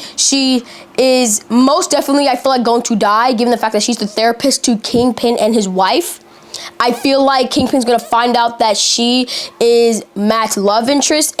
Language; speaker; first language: English; native; English